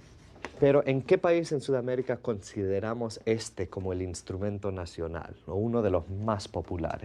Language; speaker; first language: Spanish; non-native, fluent; English